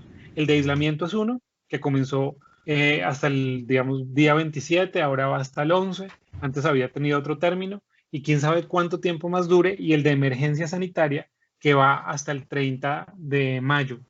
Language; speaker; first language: Spanish; native; Spanish